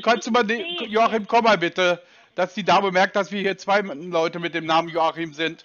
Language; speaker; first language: German; native; German